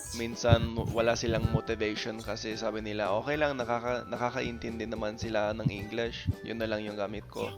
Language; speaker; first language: Filipino; non-native, fluent; English